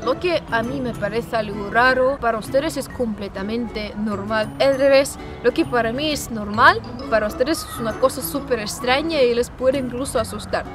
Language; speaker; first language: Spanish; non-native, fluent; Russian